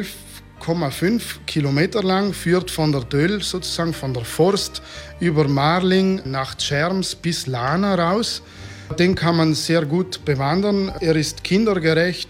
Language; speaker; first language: German; native; German